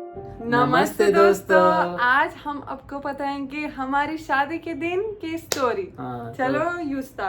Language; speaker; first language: Hindi; non-native, learner; Persian